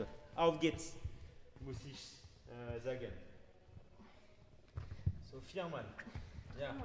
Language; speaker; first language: German; non-native, learner; French